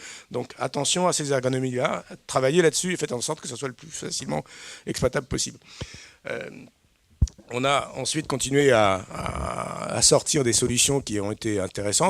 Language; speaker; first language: French; native; French